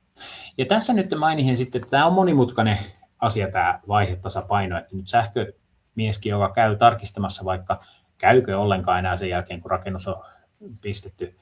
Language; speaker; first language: Finnish; native; Finnish